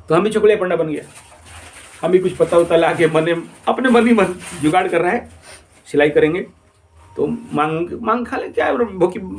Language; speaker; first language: Hindi; non-native, local second language; Odia